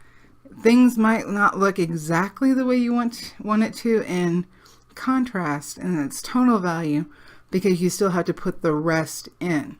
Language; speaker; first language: English; native; English